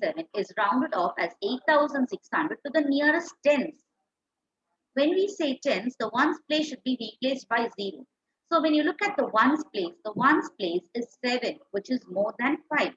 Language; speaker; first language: English; non-native, local second language; Tamil